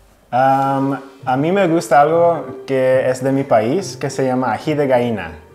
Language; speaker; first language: Spanish; early bilingual, heritage; Spanish